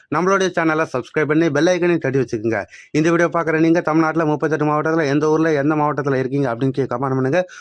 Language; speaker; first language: Tamil; native; Tamil